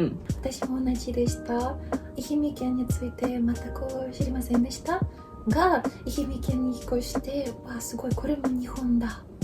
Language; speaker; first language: Japanese; non-native, learner; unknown